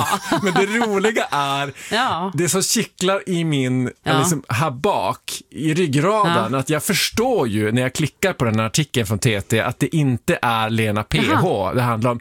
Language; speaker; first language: Swedish; native; Swedish